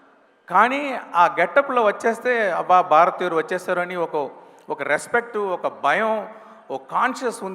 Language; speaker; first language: Telugu; non-native, local second language; Tamil